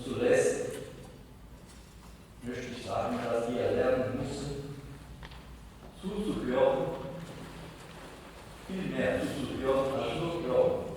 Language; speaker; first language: German; non-native, fluent; Spanish